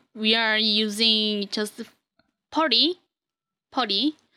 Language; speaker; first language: English; non-native, learner; Korean